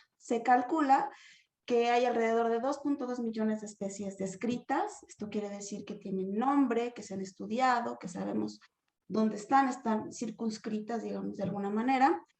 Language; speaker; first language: Spanish; native; Spanish